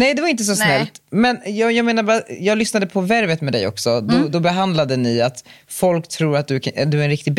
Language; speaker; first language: Swedish; native; Swedish